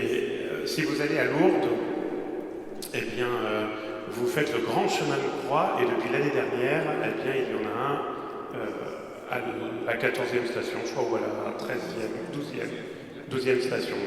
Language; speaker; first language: French; native; French